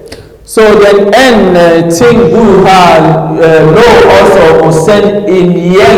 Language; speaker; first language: Danish; early bilingual, other home language; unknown